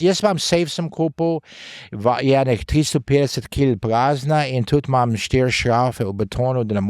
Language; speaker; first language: Slovenian; early bilingual, heritage; Slovenian